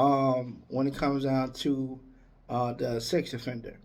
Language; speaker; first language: English; native; English